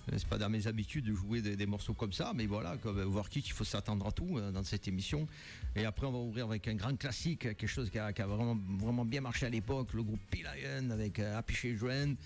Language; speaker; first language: French; native; French